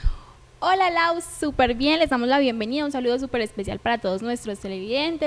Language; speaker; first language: Spanish; native; Spanish